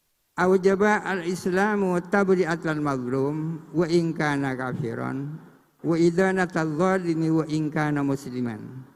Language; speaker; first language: Arabic; non-native, fluent; Indonesian